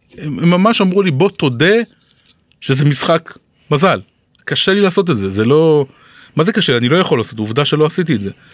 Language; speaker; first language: Hebrew; native; Hebrew